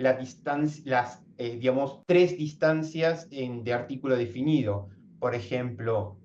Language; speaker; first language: Spanish; native; Spanish